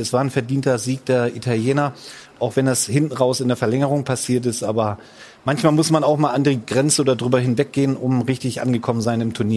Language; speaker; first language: German; native; German